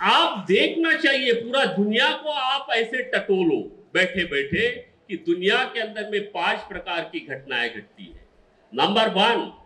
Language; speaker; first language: Hindi; non-native, local second language; Marathi